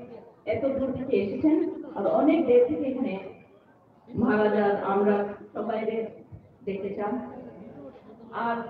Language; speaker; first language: Bangla; non-native, local second language; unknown